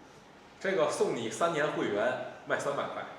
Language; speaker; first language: Chinese; native; Chinese